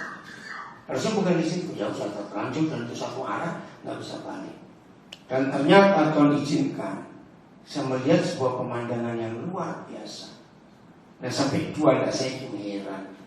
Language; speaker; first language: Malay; non-native, local second language; Javanese